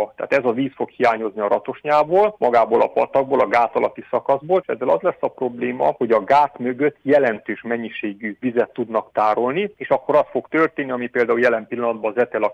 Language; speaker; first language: Hungarian; native; Hungarian